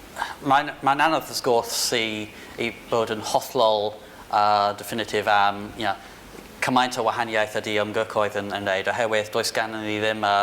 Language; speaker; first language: Welsh; non-native, fluent; English